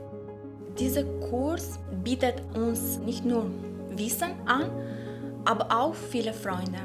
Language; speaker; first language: German; non-native, fluent; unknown